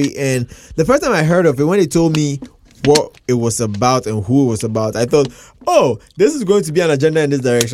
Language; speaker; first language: English; non-native, local second language; Akan